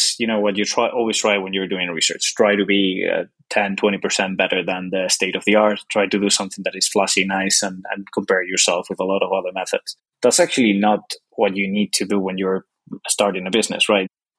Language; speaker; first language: English; non-native, fluent; Spanish